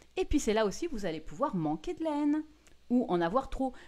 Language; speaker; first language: French; native; French